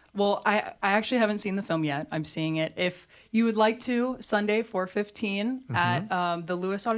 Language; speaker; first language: English; native; English